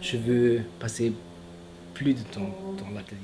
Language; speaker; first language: French; non-native, fluent; German